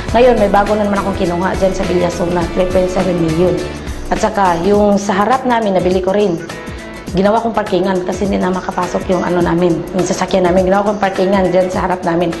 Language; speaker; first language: Filipino; non-native, local second language; Cebuano